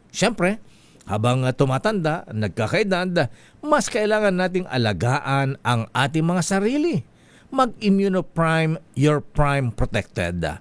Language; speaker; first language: Filipino; non-native, local second language; Iloko